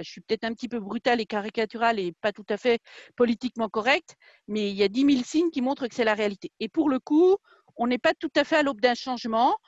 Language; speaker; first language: French; native; French